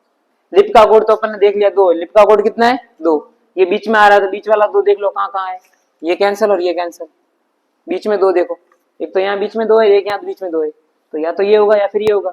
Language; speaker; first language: Hindi; native; Hindi